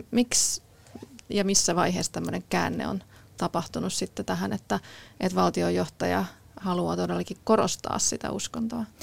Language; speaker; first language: Finnish; native; Finnish